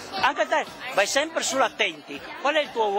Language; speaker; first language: Italian; native; Italian